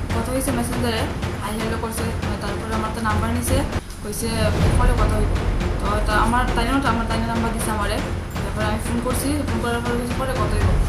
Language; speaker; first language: Bangla; native; Bangla